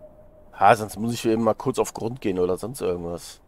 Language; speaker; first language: German; native; German